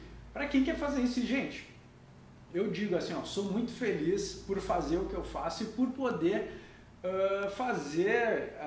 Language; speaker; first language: Portuguese; native; Portuguese